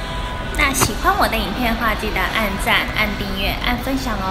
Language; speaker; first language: Chinese; native; Chinese